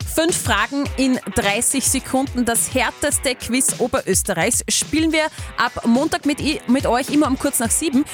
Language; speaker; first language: German; native; German